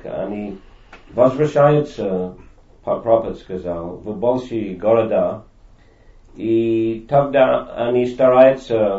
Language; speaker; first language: Russian; non-native, fluent; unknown